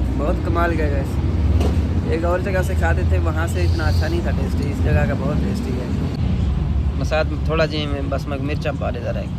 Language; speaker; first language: Urdu; non-native, local second language; Punjabi